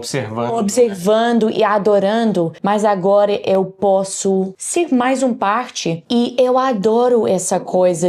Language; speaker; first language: Portuguese; non-native, learner; English